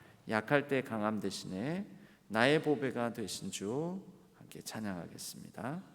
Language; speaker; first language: Korean; native; Korean